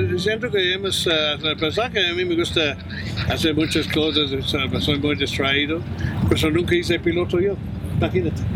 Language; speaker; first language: Spanish; non-native, fluent; English